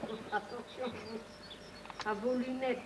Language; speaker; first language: French; native; French